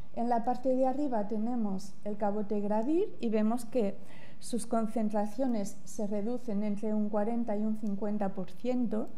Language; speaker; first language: Spanish; native; Spanish